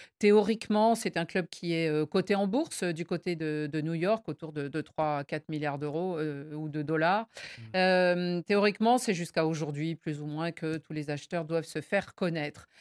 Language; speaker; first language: French; native; French